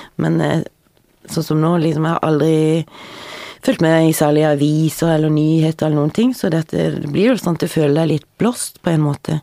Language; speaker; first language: Norwegian; native; Norwegian